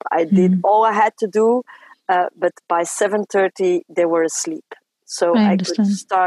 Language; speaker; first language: English; non-native, fluent; French